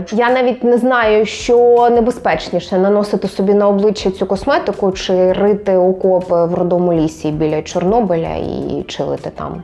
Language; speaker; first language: Ukrainian; non-native, local second language; Russian